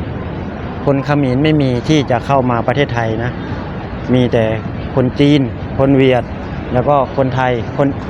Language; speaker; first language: Thai; non-native, local second language; Lao